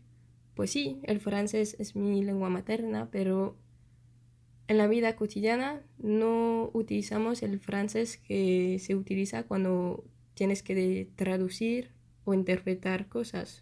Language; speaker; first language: Spanish; non-native, fluent; French